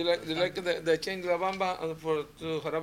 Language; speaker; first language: English; non-native, learner; Spanish